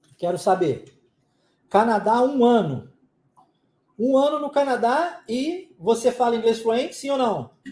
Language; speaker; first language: Portuguese; non-native, fluent; English